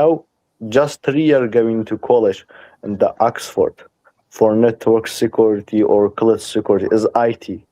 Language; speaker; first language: English; non-native, learner; Persian